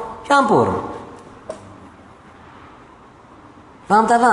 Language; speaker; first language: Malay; non-native, fluent; Arabic